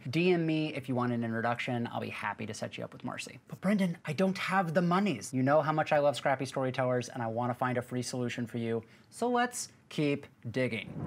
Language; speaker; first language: English; native; English